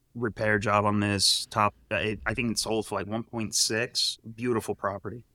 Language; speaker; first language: English; native; English